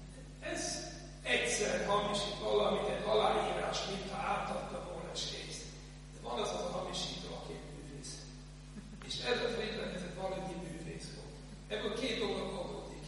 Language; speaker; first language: Hungarian; non-native, fluent; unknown